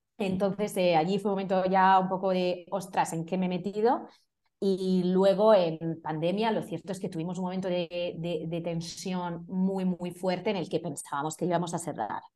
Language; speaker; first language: Spanish; non-native, fluent; Italian